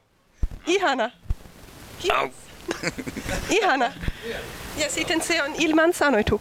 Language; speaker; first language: Finnish; non-native, learner; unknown